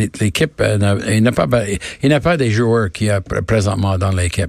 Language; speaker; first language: French; non-native, learner; English